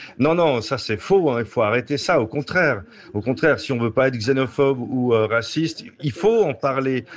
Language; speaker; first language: French; native; French